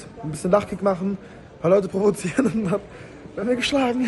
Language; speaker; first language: German; native; German